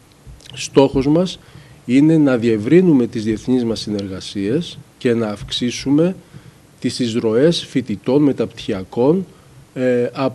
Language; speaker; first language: Greek; native; Greek